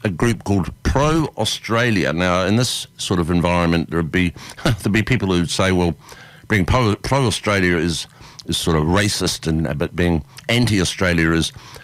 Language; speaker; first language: English; native; English